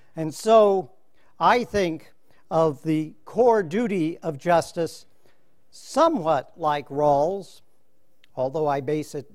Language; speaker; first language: English; native; English